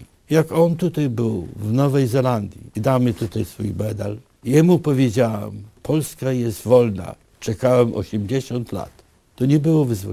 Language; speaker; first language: Polish; early bilingual, other home language; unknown